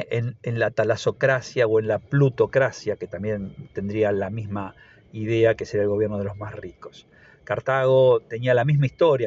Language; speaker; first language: Spanish; native; Spanish